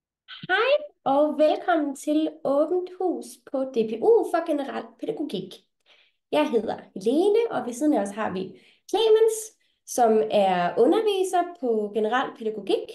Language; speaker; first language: Danish; native; Danish